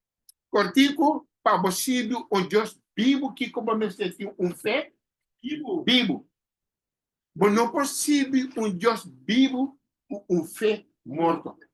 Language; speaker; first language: Portuguese; non-native, learner; Papiamento